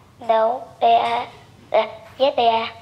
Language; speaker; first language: English; non-native, learner; Vietnamese